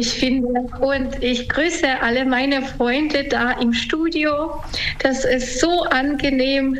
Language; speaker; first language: German; non-native, fluent; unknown